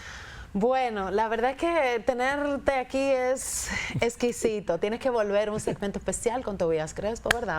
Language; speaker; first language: Spanish; native; Spanish